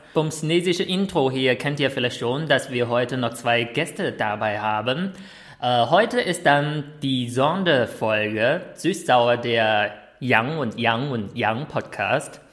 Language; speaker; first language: German; non-native, fluent; Chinese